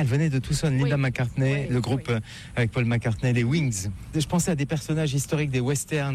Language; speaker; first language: French; native; French